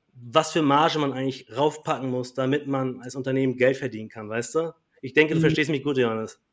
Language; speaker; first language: German; native; German